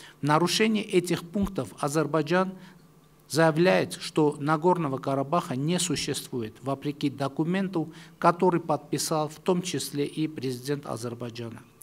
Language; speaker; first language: Russian; non-native, local second language; Armenian